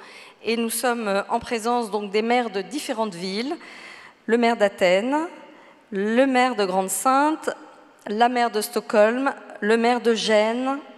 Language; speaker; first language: French; native; French